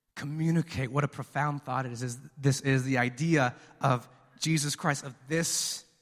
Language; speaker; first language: English; early bilingual, other home language; Spanish